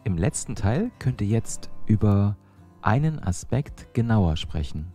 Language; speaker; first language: German; non-native, fluent; Persian